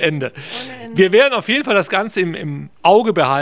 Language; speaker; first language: German; native; German